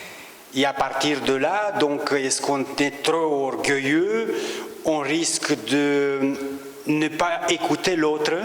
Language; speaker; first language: French; non-native, local second language; Romanian